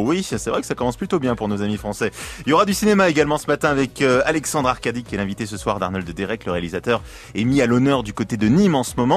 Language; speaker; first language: French; native; French